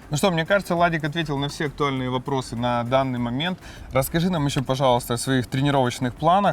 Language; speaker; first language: Russian; native; Russian